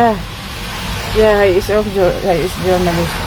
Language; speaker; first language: Dutch; non-native, learner; Filipino